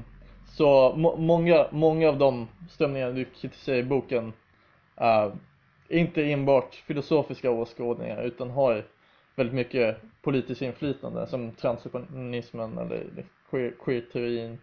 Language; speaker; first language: Swedish; native; Swedish